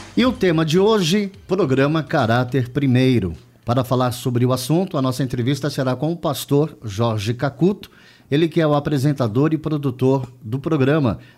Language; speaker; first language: Portuguese; native; Portuguese